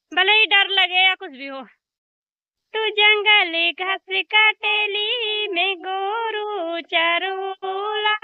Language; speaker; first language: Hindi; native; Hindi